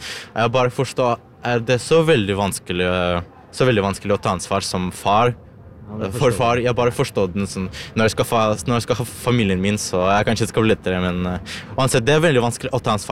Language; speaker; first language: Norwegian; non-native, learner; Ukrainian